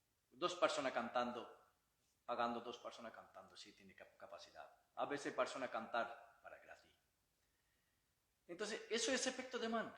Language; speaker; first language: Spanish; non-native, learner; Bangla